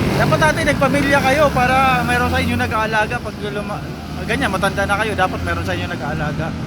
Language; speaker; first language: Filipino; native; Filipino